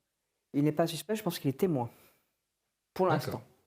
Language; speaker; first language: French; native; French